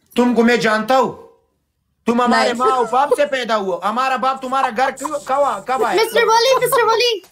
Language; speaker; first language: Hindi; non-native, learner; Pashto